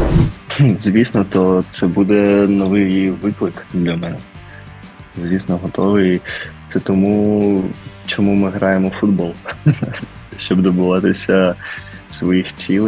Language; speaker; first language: Ukrainian; early bilingual, heritage; Ukrainian